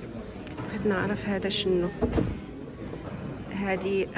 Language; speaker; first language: Arabic; native; Arabic